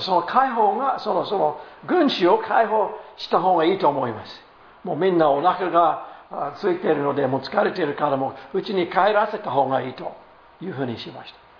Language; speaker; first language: Japanese; non-native, fluent; English